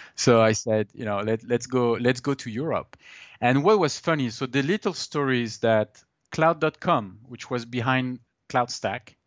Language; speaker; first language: English; non-native, fluent; French